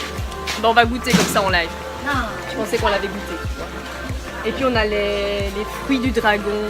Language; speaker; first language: French; native; French